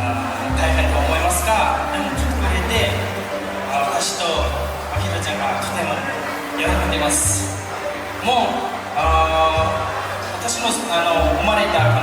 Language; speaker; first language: Japanese; non-native, local second language; Mongolian